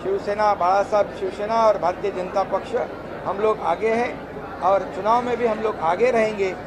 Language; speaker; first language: Hindi; non-native, local second language; Marathi